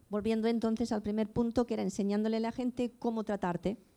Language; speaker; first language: Spanish; native; Spanish